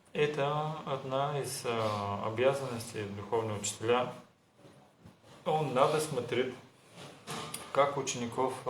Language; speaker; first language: Russian; non-native, learner; Bulgarian